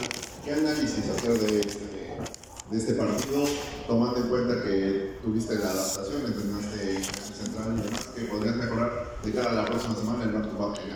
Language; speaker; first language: Spanish; native; Spanish